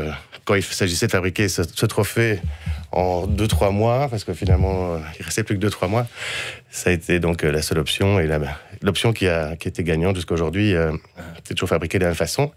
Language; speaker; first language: French; native; French